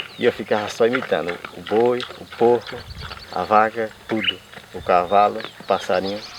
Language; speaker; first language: Portuguese; native; Portuguese